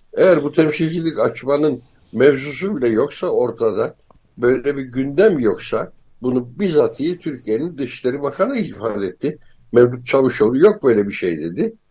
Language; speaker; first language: Turkish; native; Turkish